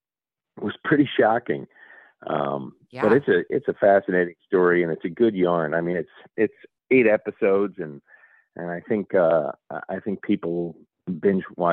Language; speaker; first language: English; native; English